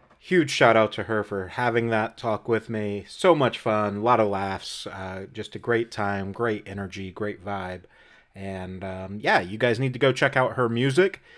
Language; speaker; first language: English; native; English